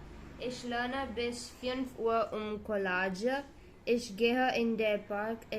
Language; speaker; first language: German; non-native, learner; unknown